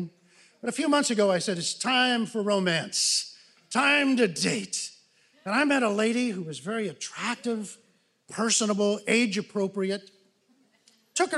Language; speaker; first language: English; native; English